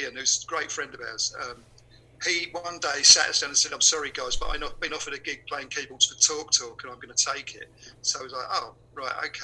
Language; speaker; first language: English; native; English